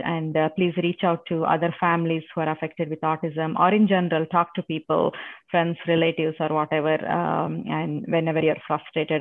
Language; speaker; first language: English; non-native, local second language; Telugu